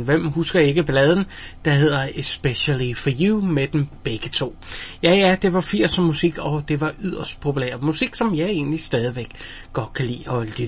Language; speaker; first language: Danish; native; Danish